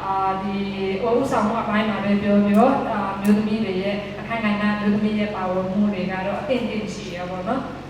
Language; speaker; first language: Burmese; non-native, local second language; Shwe Palaung